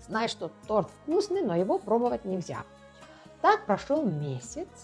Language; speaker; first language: Russian; non-native, local second language; Georgian